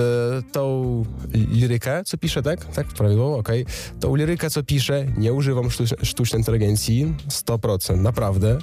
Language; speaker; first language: Polish; non-native, fluent; Ukrainian